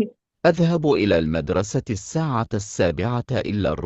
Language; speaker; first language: Arabic; non-native, learner; Indonesian